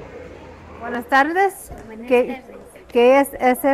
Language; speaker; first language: Spanish; non-native, learner; English